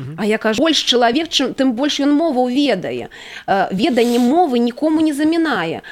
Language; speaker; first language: Belarusian; native; Belarusian